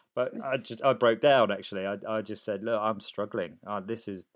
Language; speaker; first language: English; native; English